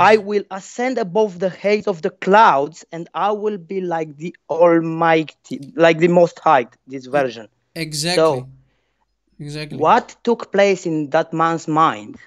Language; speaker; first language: English; non-native, fluent; Romanian